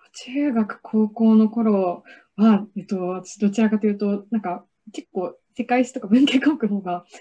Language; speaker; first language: Japanese; native; Japanese